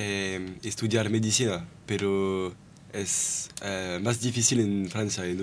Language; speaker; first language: Spanish; non-native, learner; French